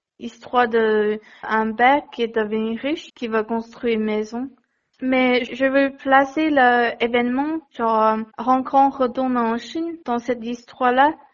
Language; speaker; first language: French; non-native, learner; Chinese